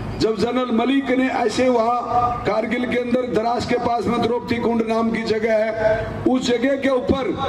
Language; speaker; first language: Hindi; native; Hindi